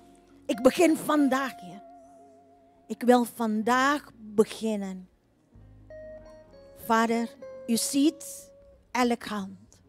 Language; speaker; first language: Dutch; non-native, fluent; Indonesian